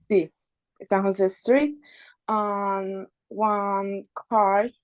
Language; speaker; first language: English; non-native, learner; Spanish